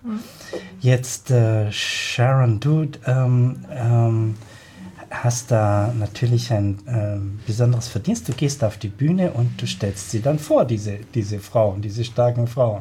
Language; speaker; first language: German; native; German